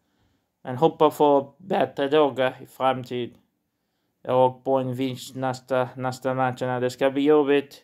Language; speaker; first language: Swedish; non-native, learner; Portuguese